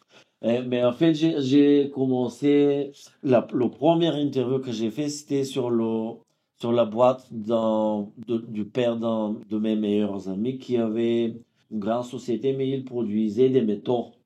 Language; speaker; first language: French; non-native, fluent; Bulgarian